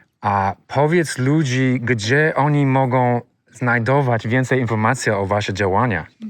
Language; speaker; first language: Polish; non-native, learner; English